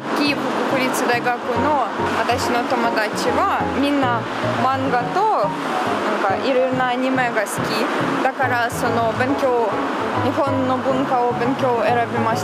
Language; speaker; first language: Japanese; non-native, learner; Ukrainian